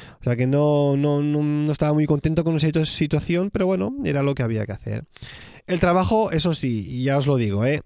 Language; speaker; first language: Spanish; native; Spanish